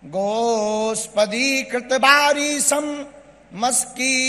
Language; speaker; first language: Hindi; native; Hindi